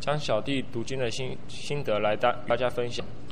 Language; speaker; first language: Chinese; native; Chinese